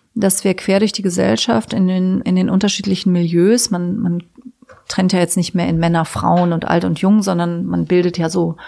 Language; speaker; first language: German; native; German